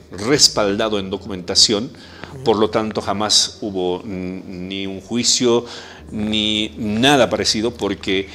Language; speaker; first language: Spanish; native; Spanish